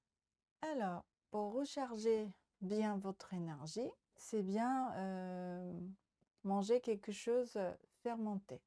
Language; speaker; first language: French; non-native, learner; Japanese